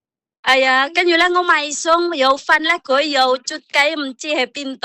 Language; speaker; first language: Chinese; non-native, learner; Indonesian